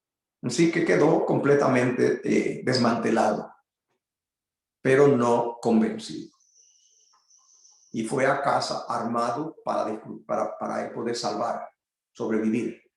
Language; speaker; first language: Spanish; native; Spanish